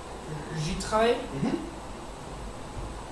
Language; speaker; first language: French; non-native, learner; English